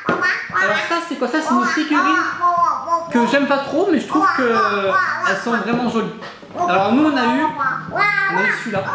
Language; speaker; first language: French; native; French